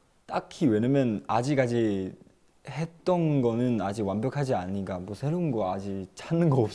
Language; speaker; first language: Korean; non-native, fluent; Chinese